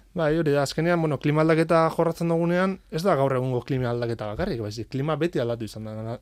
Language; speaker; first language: Basque; native; Basque